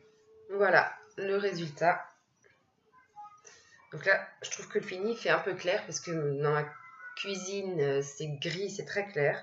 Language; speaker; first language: French; native; French